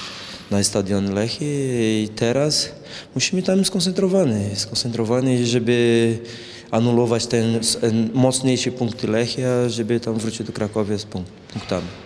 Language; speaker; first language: Polish; non-native, fluent; Portuguese